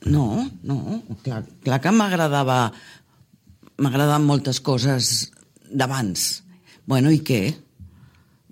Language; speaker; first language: Catalan; non-native, fluent; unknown